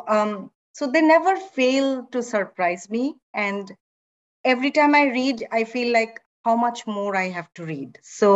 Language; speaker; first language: English; non-native, local second language; Bangla